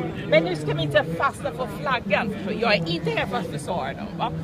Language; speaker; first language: Swedish; non-native, fluent; English